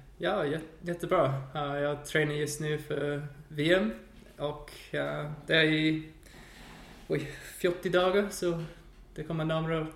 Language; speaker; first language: Swedish; non-native, fluent; English